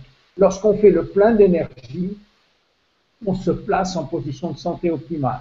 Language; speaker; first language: French; native; French